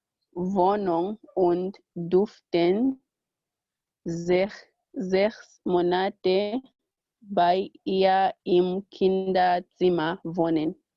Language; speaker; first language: German; non-native, learner; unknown